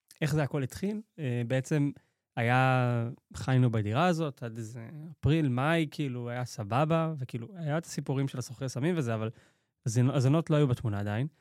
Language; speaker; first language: Hebrew; native; Hebrew